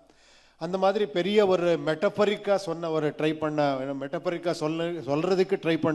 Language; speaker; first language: Tamil; non-native, learner; Kannada